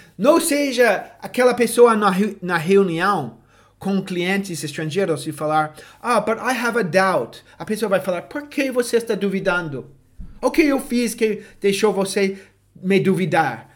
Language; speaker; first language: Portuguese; non-native, fluent; English